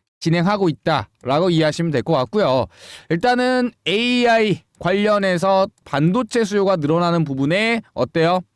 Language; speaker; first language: Korean; native; Korean